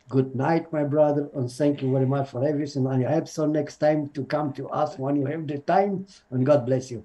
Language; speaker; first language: English; non-native, learner; Romanian